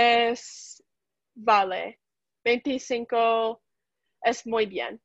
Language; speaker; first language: Spanish; non-native, learner; English